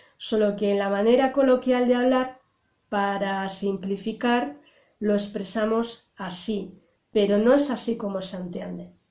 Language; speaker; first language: Spanish; native; Spanish